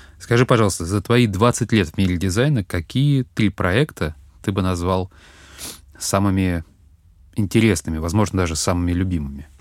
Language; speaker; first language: Russian; native; Russian